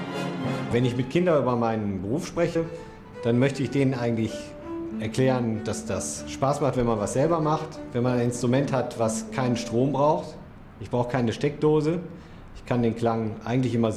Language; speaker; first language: German; native; German